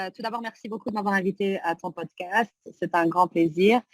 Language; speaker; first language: French; early bilingual, other home language; Arabic